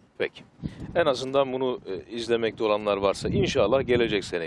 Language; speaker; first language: Turkish; native; Turkish